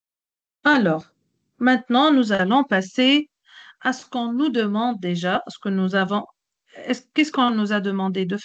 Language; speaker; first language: French; non-native, local second language; Arabic